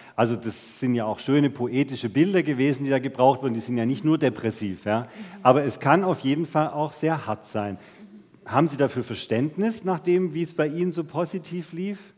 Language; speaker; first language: German; native; German